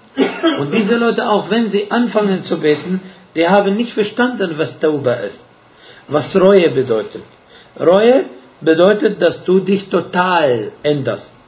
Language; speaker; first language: German; non-native, fluent; Arabic